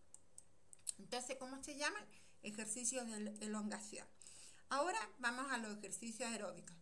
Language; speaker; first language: Spanish; native; Spanish